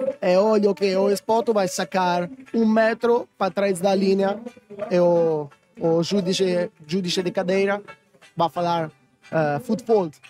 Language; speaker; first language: Portuguese; non-native, learner; Italian